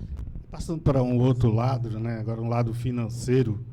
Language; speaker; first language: Portuguese; native; Portuguese